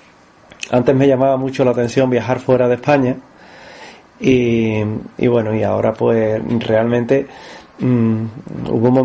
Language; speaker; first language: Spanish; native; Spanish